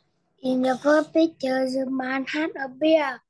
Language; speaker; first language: English; non-native, learner; Vietnamese